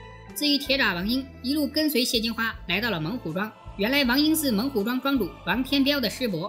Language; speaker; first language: Chinese; native; Chinese